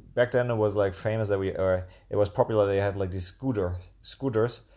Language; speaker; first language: English; non-native, fluent; German